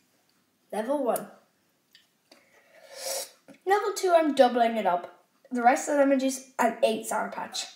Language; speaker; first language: English; native; English